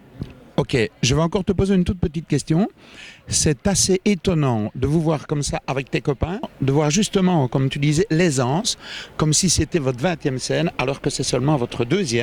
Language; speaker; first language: French; native; French